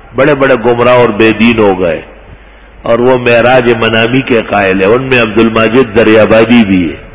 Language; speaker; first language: Urdu; non-native, local second language; Pashto